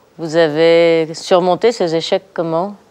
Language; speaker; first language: French; native; French